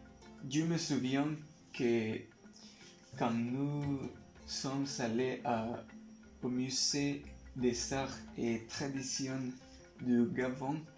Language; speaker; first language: French; non-native, learner; Spanish